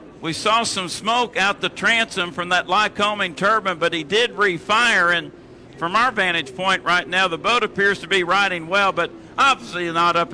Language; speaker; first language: English; native; English